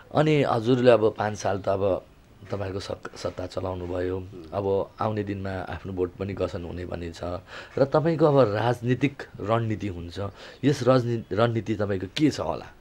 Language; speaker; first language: Nepali; native; Nepali